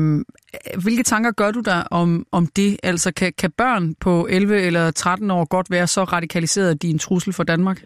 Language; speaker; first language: Danish; native; Danish